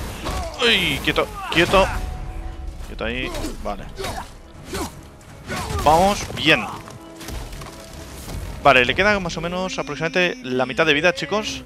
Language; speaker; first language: Spanish; native; Spanish